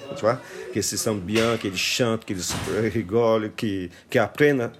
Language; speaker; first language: French; non-native, fluent; Portuguese